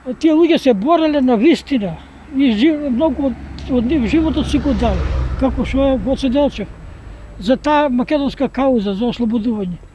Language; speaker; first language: Macedonian; native; Macedonian